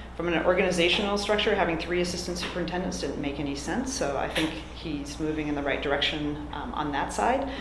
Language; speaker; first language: English; native; English